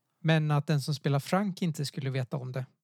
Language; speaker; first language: Swedish; native; Swedish